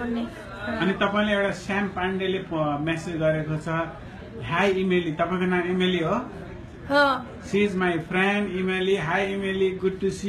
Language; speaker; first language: Nepali; native; Nepali